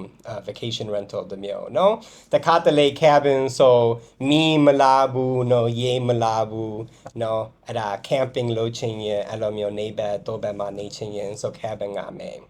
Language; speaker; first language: Burmese; non-native, fluent; English